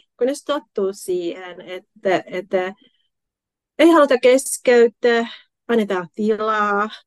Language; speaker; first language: Finnish; non-native, fluent; German